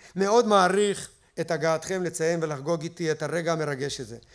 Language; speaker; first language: Hebrew; native; Hebrew